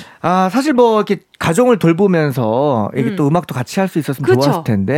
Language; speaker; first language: Korean; native; Korean